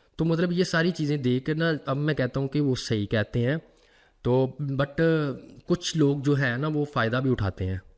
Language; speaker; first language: Urdu; non-native, local second language; Punjabi